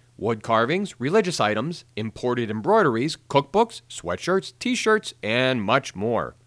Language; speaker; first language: English; native; English